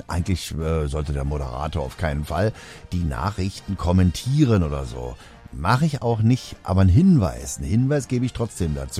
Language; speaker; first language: German; native; German